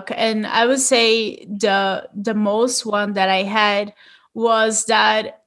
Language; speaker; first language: English; non-native, fluent; Portuguese